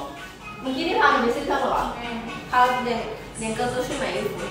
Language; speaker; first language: Chinese; non-native, learner; Lao